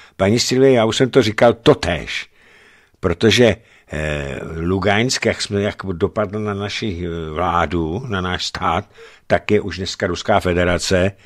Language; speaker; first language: Czech; native; Czech